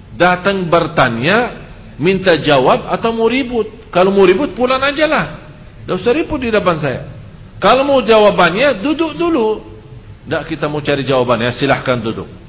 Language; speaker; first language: Indonesian; non-native, fluent; Arabic